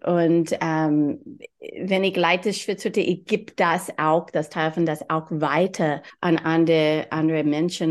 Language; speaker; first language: German; non-native, learner; English